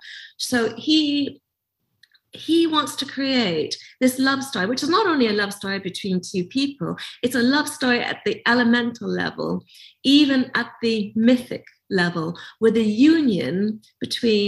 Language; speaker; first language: English; native; English